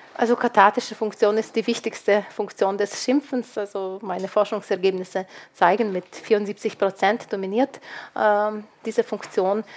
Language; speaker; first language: German; non-native, fluent; Ukrainian